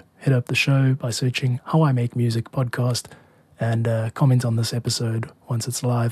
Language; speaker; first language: English; native; English